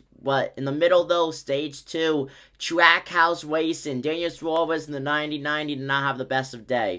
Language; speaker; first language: English; native; English